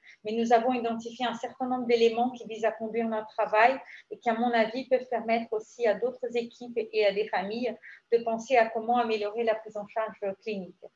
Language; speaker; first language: French; native; French